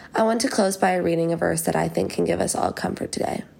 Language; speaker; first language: English; native; English